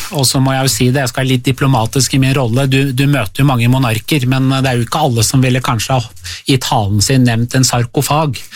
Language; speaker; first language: Norwegian; early bilingual, other home language; Persian